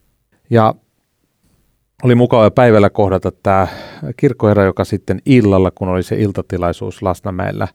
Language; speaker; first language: Finnish; native; Finnish